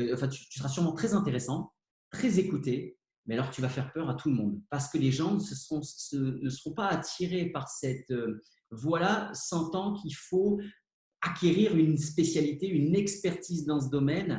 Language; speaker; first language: French; native; French